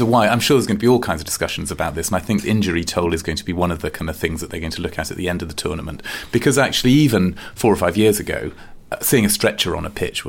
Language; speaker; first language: English; native; English